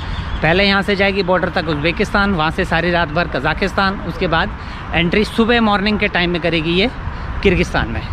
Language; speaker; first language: Hindi; native; Hindi